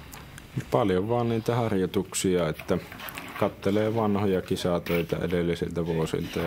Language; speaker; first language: Finnish; native; Finnish